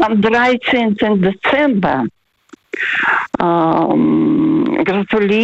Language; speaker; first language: German; early bilingual, heritage; Russian